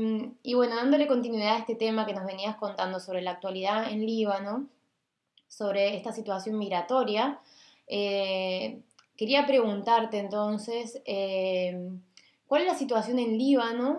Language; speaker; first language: Spanish; native; Spanish